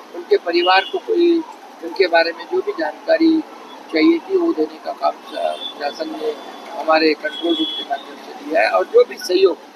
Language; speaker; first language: Hindi; non-native, local second language; Marathi